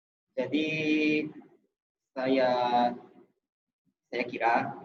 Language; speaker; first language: Indonesian; non-native, fluent; Japanese